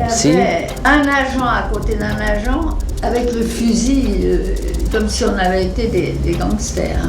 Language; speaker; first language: French; native; French